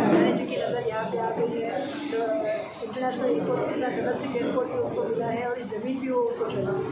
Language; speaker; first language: Hindi; non-native, local second language; Marathi